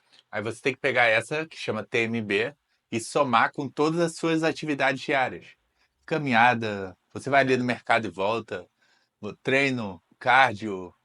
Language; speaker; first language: Portuguese; native; Portuguese